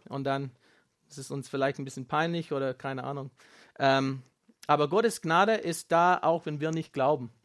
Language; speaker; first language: German; non-native, fluent; Afrikaans